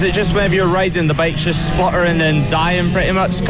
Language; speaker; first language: English; native; English